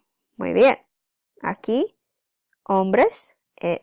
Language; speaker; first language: Spanish; non-native, fluent; English